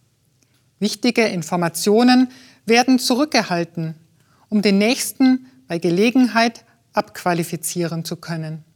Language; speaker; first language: German; native; German